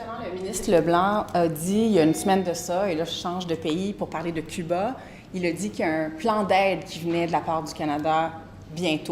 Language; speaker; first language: French; native; French